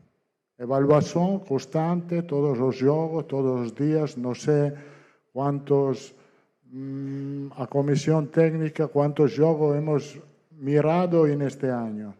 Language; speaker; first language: Portuguese; non-native, learner; Italian